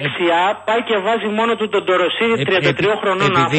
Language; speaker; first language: Greek; native; Greek